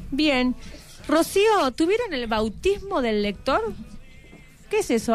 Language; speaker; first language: Spanish; native; Spanish